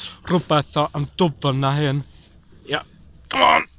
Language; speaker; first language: Welsh; non-native, learner; English